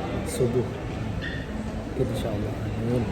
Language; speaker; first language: Indonesian; native; Indonesian